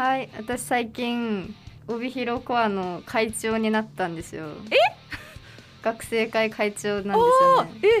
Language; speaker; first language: Japanese; native; Japanese